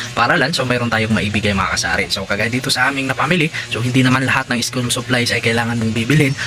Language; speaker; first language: Filipino; non-native, local second language; Cebuano